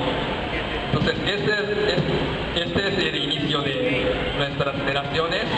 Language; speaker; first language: Spanish; non-native, learner; Japanese